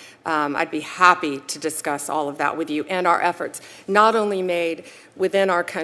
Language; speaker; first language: English; native; English